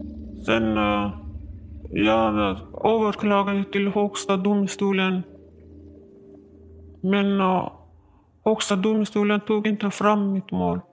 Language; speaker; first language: Swedish; non-native, learner; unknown